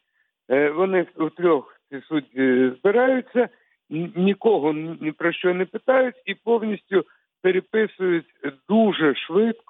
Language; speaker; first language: Ukrainian; non-native, local second language; Russian